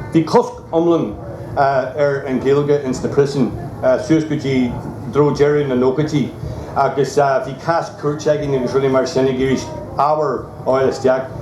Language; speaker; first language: Irish; non-native, local second language; English